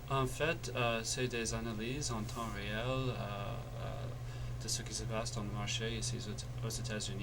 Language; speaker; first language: French; non-native, fluent; English